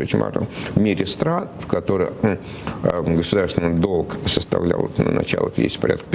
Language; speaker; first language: Russian; native; Russian